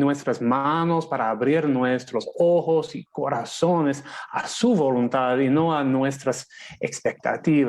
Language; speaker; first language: Spanish; non-native, fluent; English